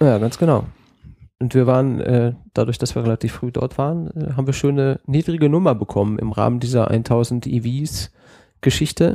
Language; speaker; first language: German; native; German